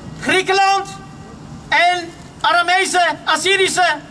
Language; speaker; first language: Dutch; non-native, fluent; Armenian